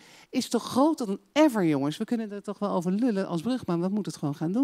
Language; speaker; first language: Dutch; native; Dutch